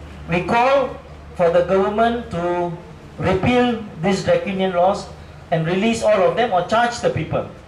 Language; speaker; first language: English; non-native, local second language; Tamil